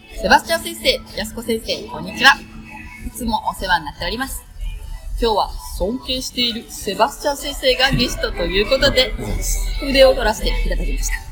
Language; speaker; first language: Japanese; native; Japanese